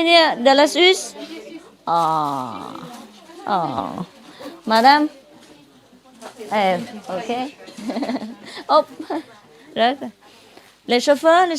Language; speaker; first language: French; non-native, learner; Vietnamese